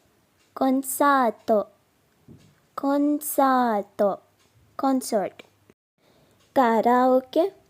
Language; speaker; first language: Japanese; non-native, fluent; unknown